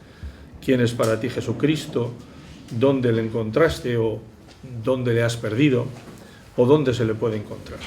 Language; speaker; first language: Spanish; native; Spanish